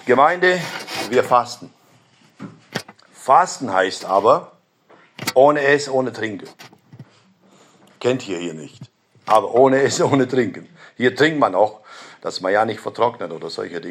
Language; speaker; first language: German; non-native, fluent; Romanian